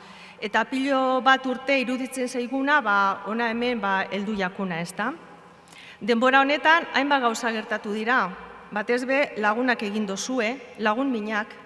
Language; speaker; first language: Basque; native; Basque